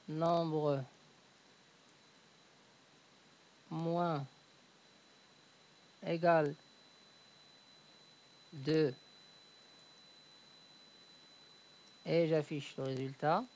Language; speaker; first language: French; native; French